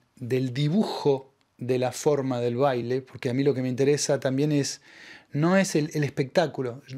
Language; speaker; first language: Spanish; native; Spanish